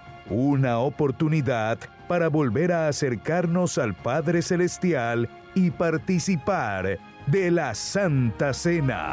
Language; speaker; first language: Spanish; native; Spanish